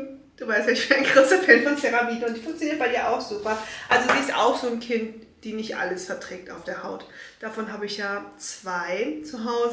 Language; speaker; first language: German; native; German